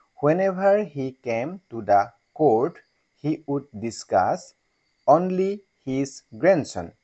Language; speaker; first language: English; non-native, local second language; Assamese